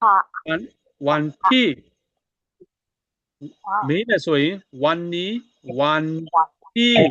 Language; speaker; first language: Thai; non-native, fluent; Burmese